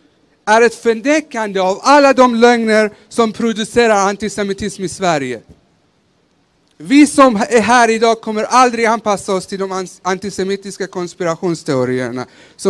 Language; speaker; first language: Swedish; early bilingual, other home language; Persian